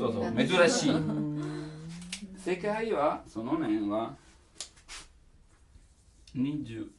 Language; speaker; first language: Japanese; non-native, learner; Italian